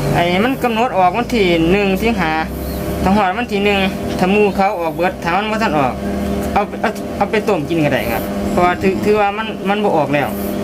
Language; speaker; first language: Thai; native; Thai